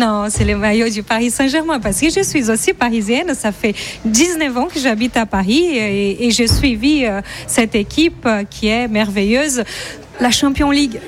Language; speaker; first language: French; non-native, fluent; Portuguese